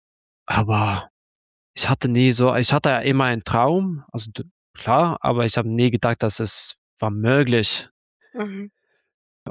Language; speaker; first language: German; non-native, learner; Norwegian